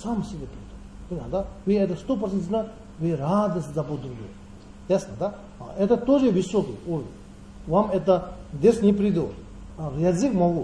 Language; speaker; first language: Russian; non-native, learner; Tibetan